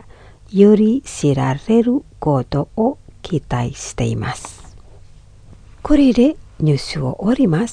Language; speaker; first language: Japanese; non-native, fluent; Indonesian